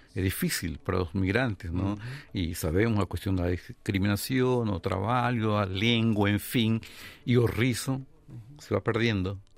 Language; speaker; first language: Spanish; native; Spanish